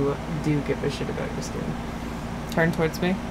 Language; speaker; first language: English; native; English